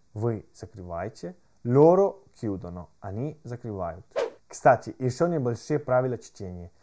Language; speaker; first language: Russian; non-native, fluent; Italian